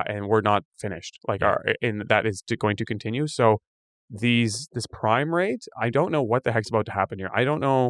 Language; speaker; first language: English; native; English